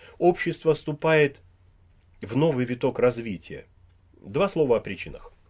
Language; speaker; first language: Russian; native; Russian